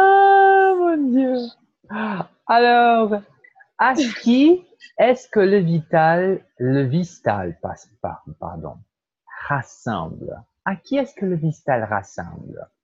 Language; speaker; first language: French; non-native, fluent; Portuguese